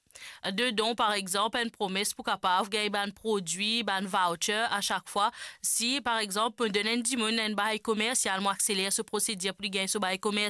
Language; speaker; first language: French; non-native, local second language; Morisyen